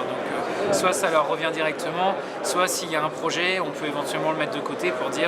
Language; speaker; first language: French; native; French